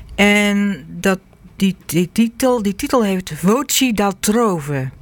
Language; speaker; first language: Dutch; native; Dutch